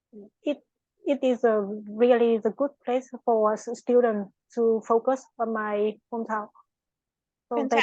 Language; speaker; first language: English; non-native, learner; Vietnamese